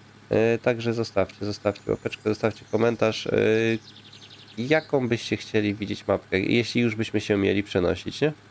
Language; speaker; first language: Polish; native; Polish